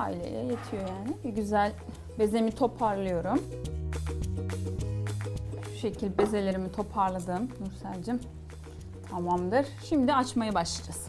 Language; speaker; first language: Turkish; native; Turkish